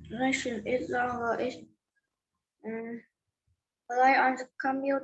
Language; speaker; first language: English; non-native, learner; Vietnamese